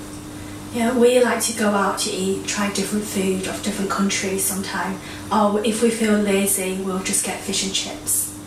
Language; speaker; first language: English; early bilingual, other home language; Chinese